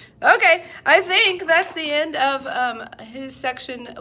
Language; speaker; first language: English; native; English